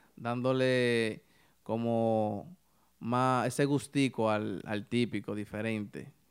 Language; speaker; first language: Spanish; native; Spanish